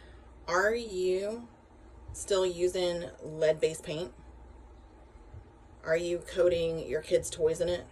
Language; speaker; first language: English; native; English